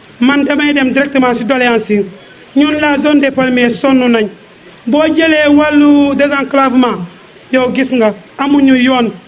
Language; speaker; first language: Wolof; non-native, local second language; Jola-Fonyi